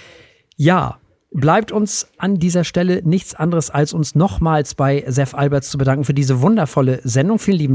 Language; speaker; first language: German; native; German